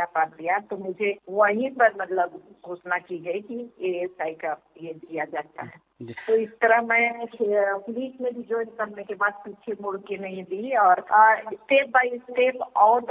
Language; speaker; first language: Hindi; native; Hindi